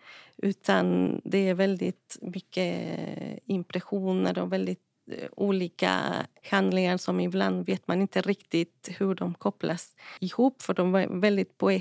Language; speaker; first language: Swedish; non-native, fluent; Spanish